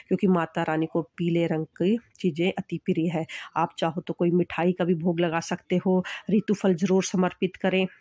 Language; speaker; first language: Hindi; native; Hindi